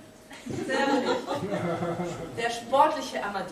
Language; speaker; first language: German; native; German